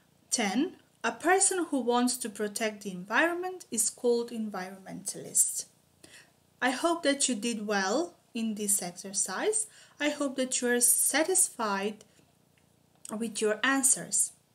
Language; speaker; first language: English; non-native, fluent; Macedonian